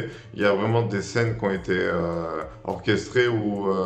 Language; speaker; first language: French; native; French